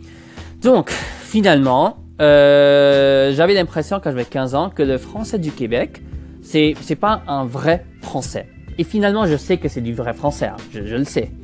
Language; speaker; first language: French; non-native, local second language; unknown